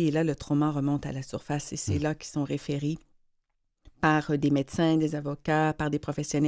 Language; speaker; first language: French; native; French